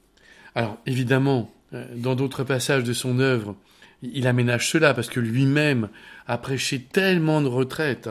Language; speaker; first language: French; native; French